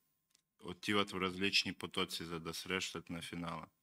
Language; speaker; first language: Bulgarian; non-native, learner; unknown